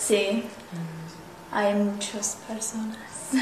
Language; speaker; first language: Spanish; non-native, learner; English